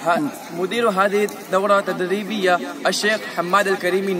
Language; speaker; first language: Arabic; non-native, learner; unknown